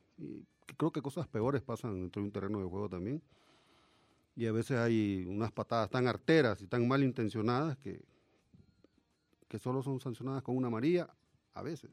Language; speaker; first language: Spanish; native; Spanish